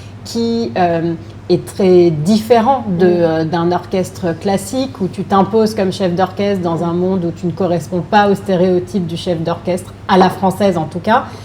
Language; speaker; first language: French; native; French